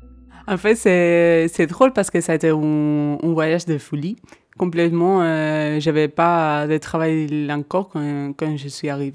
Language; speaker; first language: French; non-native, fluent; Spanish